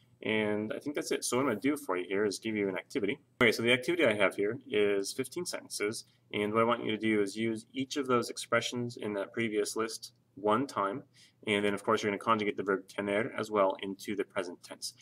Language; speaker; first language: English; native; English